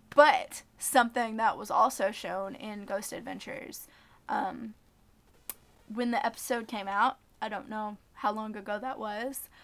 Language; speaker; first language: English; native; English